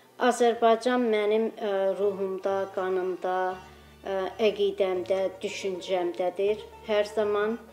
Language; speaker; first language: Azerbaijani; native; Azerbaijani